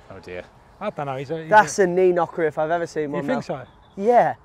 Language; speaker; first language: English; native; English